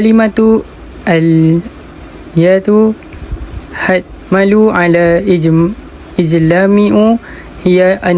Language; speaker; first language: Arabic; non-native, learner; Malay